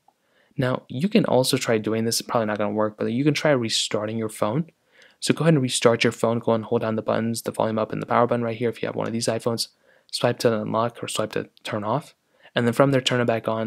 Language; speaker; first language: English; native; English